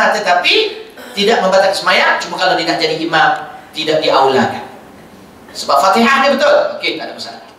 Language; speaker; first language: Malay; native; Malay